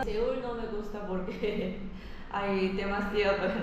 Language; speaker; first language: Spanish; non-native, learner; Korean